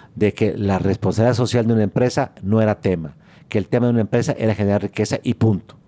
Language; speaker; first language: Spanish; native; Spanish